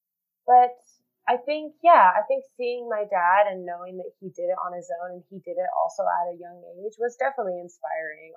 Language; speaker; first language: English; native; English